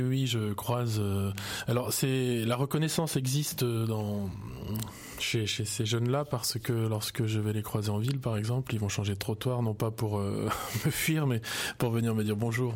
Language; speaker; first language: French; native; French